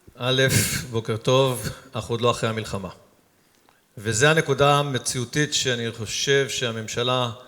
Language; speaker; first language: Hebrew; native; Hebrew